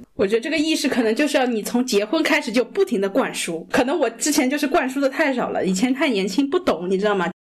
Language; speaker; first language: Chinese; native; Chinese